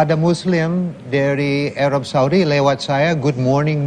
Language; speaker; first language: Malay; non-native, fluent; English